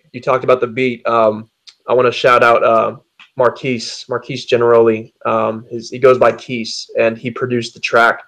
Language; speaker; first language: English; native; English